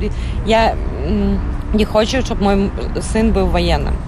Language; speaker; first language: Polish; non-native, learner; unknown